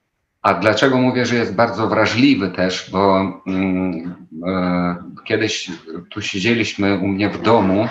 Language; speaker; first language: Polish; non-native, fluent; Ukrainian